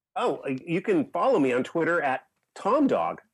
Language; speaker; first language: English; native; English